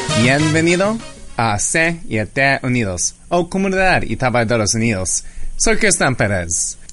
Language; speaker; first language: Spanish; early bilingual, heritage; English